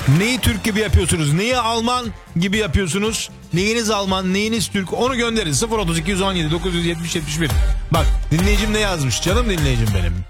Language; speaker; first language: Turkish; early bilingual, heritage; Turkish